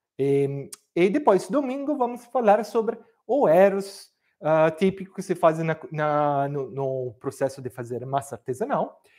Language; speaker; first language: Portuguese; non-native, fluent; Italian